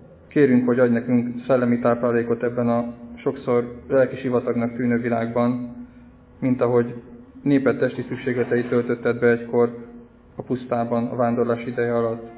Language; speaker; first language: Hungarian; native; Hungarian